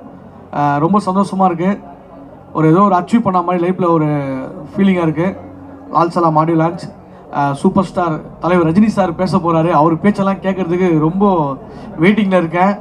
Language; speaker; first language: Tamil; native; Tamil